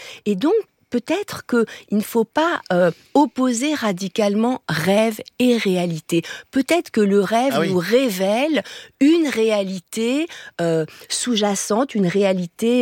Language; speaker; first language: French; native; French